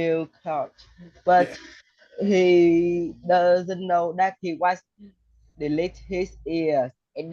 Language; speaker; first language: English; non-native, learner; Vietnamese